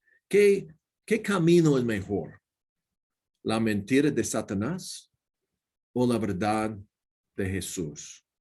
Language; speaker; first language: Spanish; non-native, learner; English